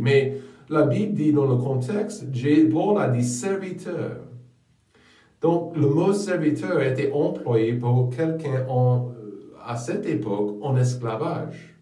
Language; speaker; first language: French; non-native, fluent; English